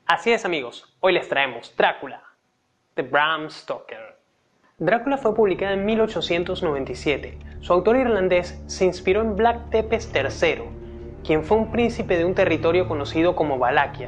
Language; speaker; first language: Spanish; native; Spanish